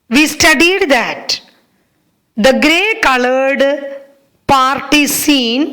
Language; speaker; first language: English; non-native, local second language; Malayalam